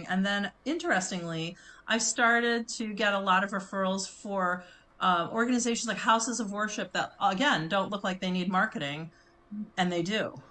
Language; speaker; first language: English; native; English